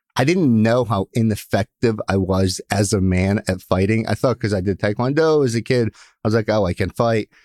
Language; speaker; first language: English; early bilingual, other home language; Russian